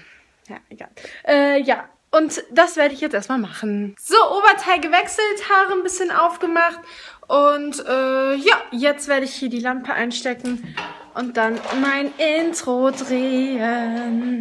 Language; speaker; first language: German; native; German